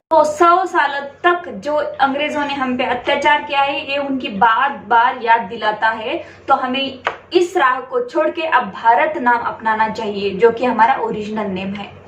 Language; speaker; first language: Hindi; non-native, local second language; Marathi